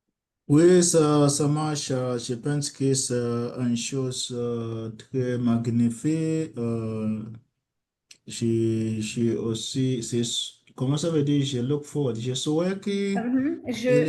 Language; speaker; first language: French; non-native, learner; English